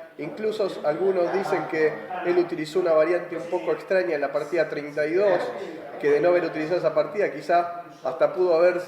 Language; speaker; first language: Spanish; native; Spanish